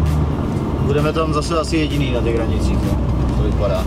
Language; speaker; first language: Czech; native; Czech